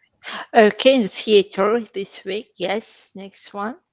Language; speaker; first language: English; non-native, fluent; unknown